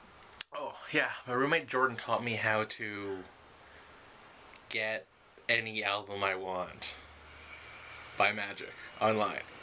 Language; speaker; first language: English; native; English